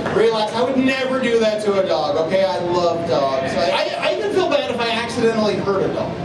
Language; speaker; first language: English; native; English